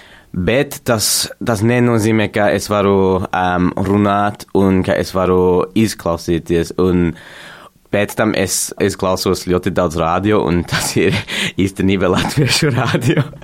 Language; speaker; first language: Latvian; non-native, learner; English